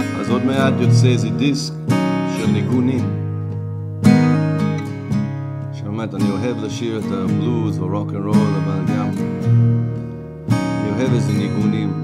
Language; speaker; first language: Hebrew; non-native, fluent; English